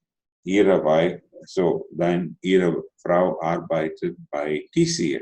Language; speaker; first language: German; non-native, fluent; Telugu